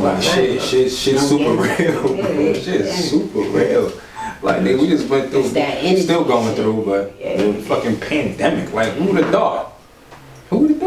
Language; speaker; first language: English; native; English